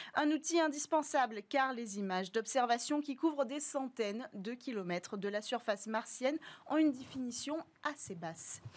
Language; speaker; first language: French; native; French